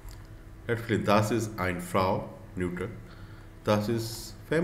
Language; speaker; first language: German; non-native, learner; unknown